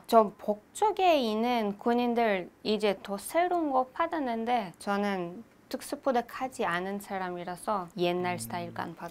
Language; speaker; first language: Korean; non-native, learner; Hebrew